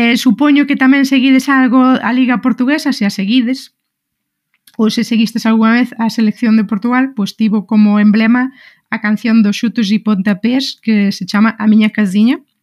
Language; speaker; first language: Galician; non-native, local second language; Spanish